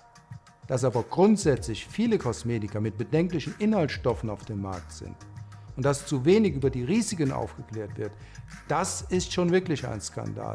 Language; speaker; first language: German; native; German